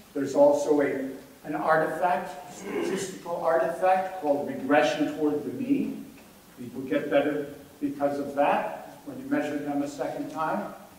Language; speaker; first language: English; native; English